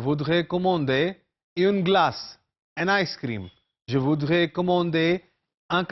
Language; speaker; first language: French; non-native, fluent; Urdu